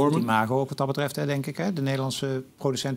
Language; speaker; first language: Dutch; native; Dutch